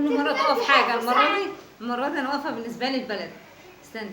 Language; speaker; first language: Egyptian Arabic; native; Egyptian Arabic